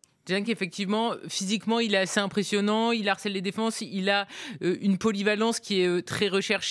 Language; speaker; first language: French; native; French